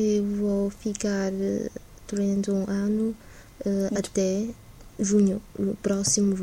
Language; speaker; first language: Portuguese; non-native, learner; Chinese